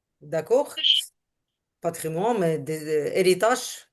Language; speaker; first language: French; non-native, learner; Ukrainian